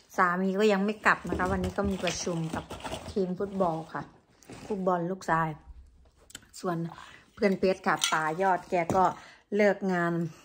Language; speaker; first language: Thai; native; Thai